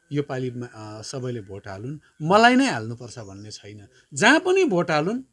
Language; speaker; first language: Nepali; native; Nepali